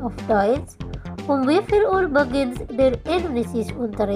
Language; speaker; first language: German; non-native, fluent; Indonesian